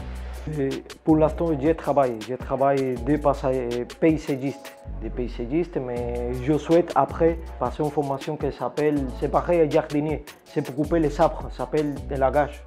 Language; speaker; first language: French; non-native, learner; Spanish